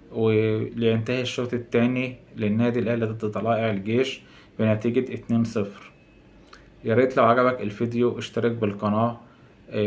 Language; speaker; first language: Arabic; native; Arabic